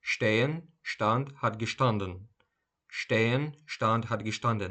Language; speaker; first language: German; non-native, fluent; Ukrainian